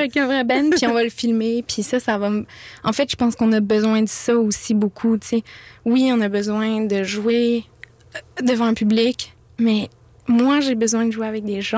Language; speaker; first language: French; native; French